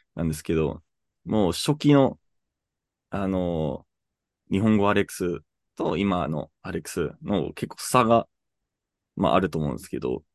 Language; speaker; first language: Japanese; non-native, fluent; English